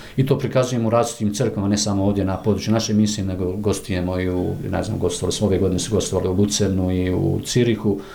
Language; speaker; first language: Croatian; native; Croatian